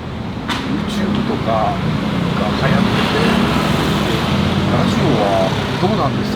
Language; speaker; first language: Japanese; native; Japanese